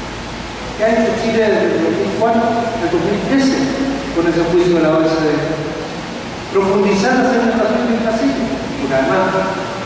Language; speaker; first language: Spanish; native; Spanish